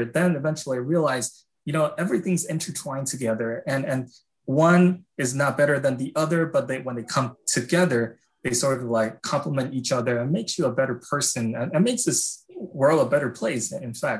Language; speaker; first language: English; non-native, fluent; Chinese